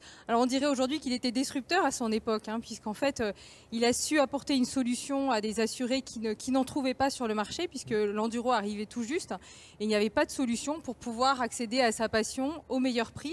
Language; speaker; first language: French; native; French